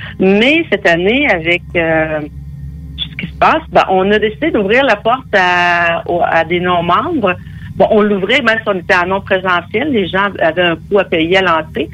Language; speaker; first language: French; native; French